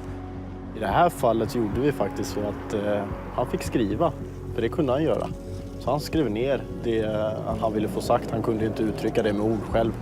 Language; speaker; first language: Swedish; native; Swedish